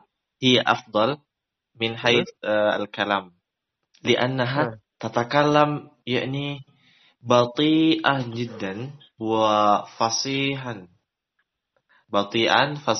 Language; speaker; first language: Arabic; non-native, fluent; Indonesian